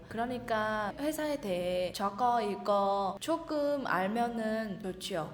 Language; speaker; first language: Korean; non-native, learner; Vietnamese